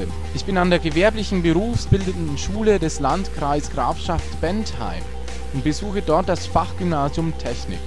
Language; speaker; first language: German; native; German